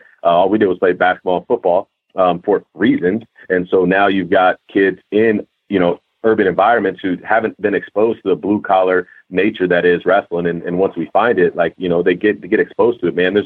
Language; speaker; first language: English; native; English